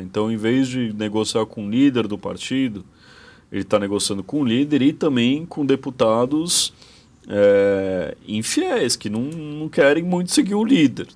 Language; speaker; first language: Portuguese; native; Portuguese